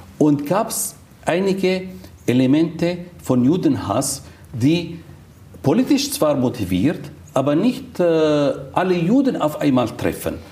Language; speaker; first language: German; non-native, fluent; Arabic